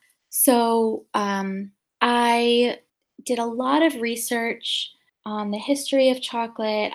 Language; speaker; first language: English; native; English